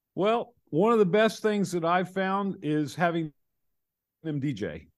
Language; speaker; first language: English; native; English